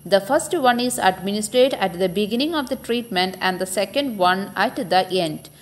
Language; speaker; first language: English; non-native, local second language; Malayalam